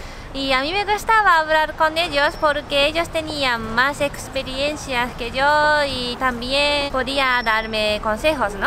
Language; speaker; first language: Spanish; non-native, learner; Japanese